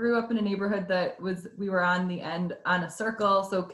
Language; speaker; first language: English; native; English